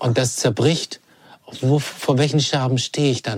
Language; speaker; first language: German; native; German